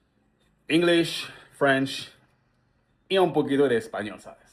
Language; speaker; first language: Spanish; non-native, learner; French